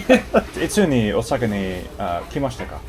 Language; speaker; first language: Japanese; non-native, learner; English